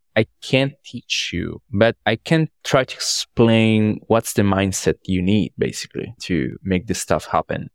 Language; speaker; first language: English; non-native, fluent; Spanish